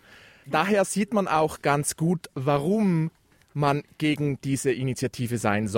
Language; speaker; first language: German; native; German